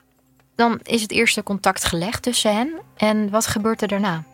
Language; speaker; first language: Dutch; native; Dutch